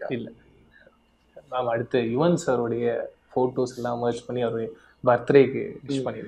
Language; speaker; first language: Tamil; native; Tamil